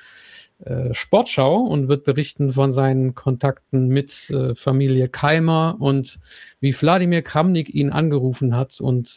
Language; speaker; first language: German; native; German